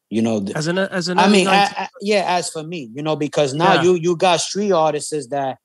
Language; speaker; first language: English; native; English